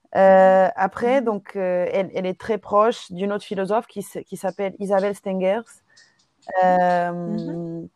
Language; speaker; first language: French; non-native, fluent; Portuguese